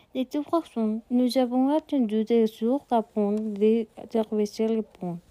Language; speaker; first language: French; non-native, learner; Spanish